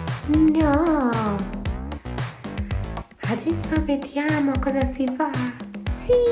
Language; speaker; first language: Italian; non-native, fluent; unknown